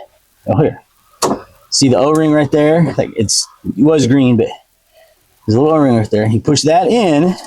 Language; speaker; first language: English; native; English